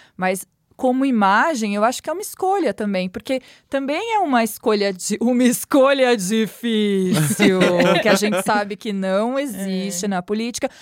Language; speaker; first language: Portuguese; native; Portuguese